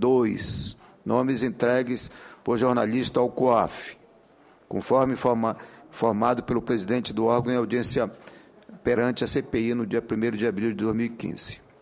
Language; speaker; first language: Portuguese; native; Portuguese